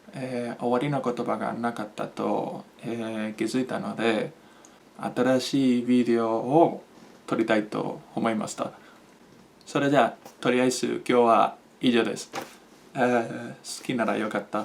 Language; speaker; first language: Japanese; non-native, learner; Spanish